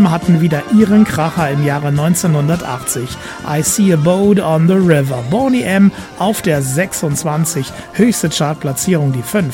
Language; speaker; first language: German; native; German